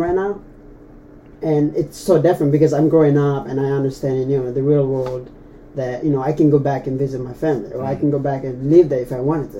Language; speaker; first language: English; non-native, fluent; Tetum